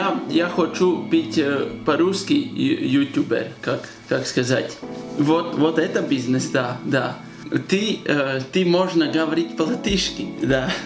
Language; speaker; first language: Russian; non-native, learner; Latvian